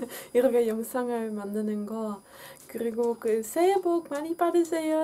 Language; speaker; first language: Korean; non-native, fluent; Dutch